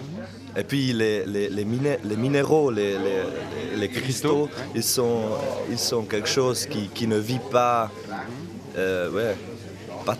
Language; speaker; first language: French; non-native, local second language; German